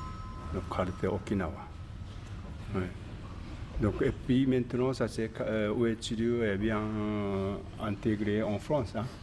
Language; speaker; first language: French; non-native, learner; Japanese